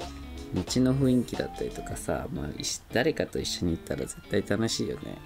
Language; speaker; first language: Japanese; native; Japanese